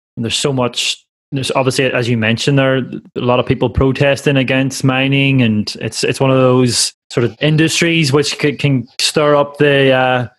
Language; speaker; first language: English; native; English